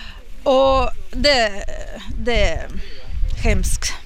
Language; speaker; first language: Swedish; non-native, learner; Ukrainian